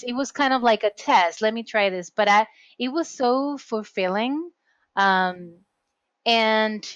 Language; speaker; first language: English; non-native, fluent; Spanish